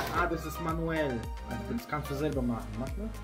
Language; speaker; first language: German; native; German